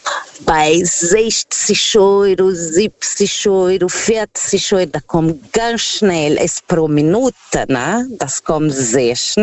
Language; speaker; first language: German; non-native, learner; Portuguese